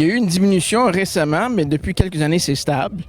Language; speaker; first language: French; native; French